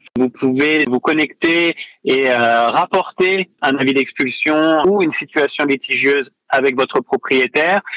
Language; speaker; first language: French; native; French